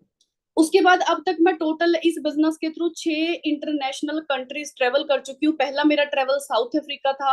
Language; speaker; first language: Hindi; non-native, local second language; Punjabi